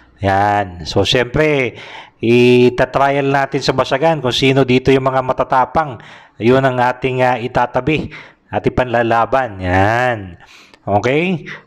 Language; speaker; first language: Filipino; native; Filipino